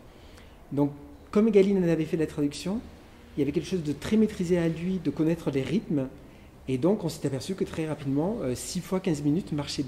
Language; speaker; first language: French; native; French